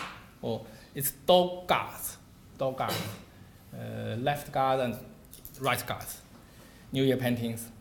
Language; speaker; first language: English; non-native, learner; Chinese